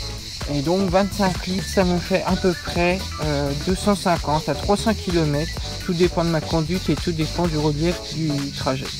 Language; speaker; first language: French; native; French